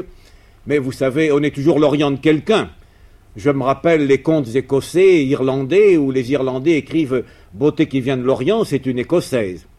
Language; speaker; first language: French; native; French